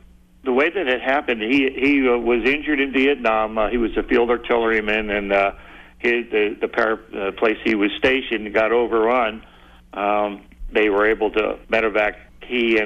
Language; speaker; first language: English; native; English